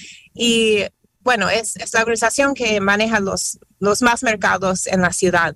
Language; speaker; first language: Spanish; non-native, fluent; English